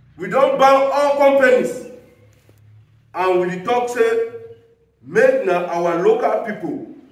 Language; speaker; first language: Nigerian Pidgin; native; Nigerian Pidgin